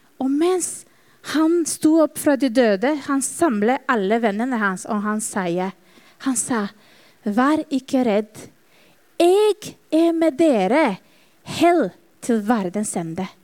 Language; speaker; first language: Norwegian; non-native, fluent; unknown